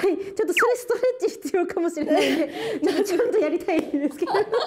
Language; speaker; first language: Japanese; native; Japanese